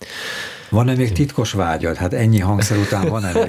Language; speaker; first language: Hungarian; native; Hungarian